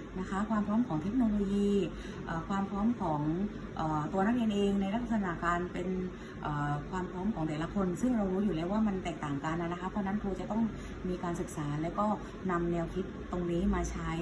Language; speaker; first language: Thai; native; Thai